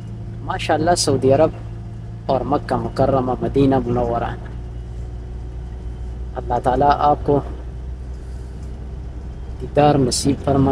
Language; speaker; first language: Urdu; non-native, local second language; Pashto